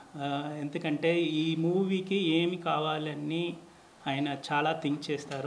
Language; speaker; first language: Telugu; non-native, learner; Tamil